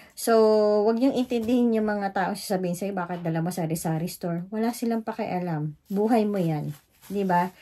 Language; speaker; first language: Filipino; native; Filipino